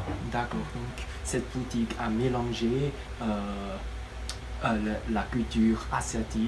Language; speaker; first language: French; non-native, learner; Chinese